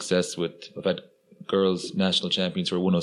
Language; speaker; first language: English; non-native, local second language; Irish